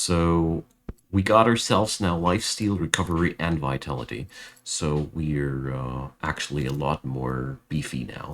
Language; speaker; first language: English; non-native, fluent; German